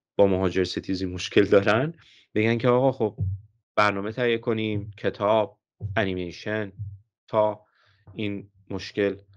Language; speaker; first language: Persian; native; Persian